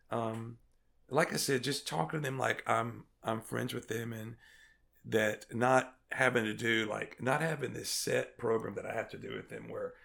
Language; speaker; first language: English; native; English